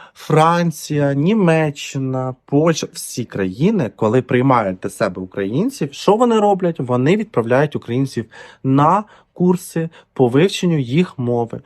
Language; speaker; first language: Ukrainian; non-native, local second language; Russian